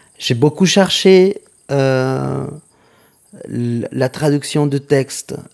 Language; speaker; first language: French; non-native, fluent; Spanish